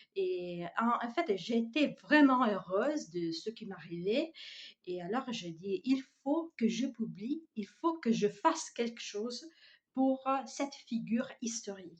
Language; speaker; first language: French; non-native, fluent; Italian